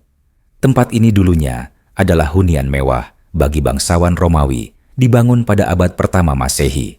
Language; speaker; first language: Indonesian; native; Indonesian